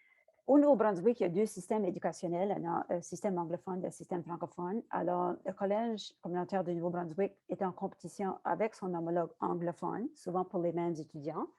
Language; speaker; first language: French; native; French